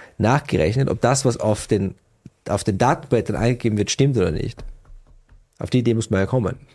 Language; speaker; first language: German; native; German